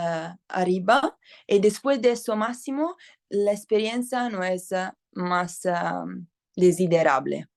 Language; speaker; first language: Spanish; non-native, learner; Italian